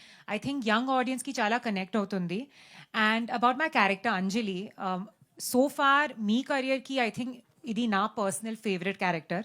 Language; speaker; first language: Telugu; non-native, learner; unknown